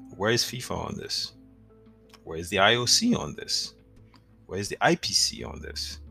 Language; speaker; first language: English; non-native, local second language; Yoruba